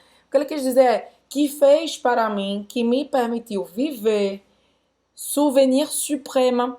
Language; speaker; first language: Portuguese; native; Portuguese